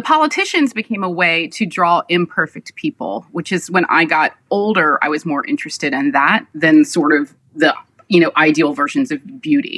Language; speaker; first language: English; native; English